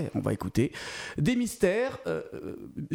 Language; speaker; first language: French; native; French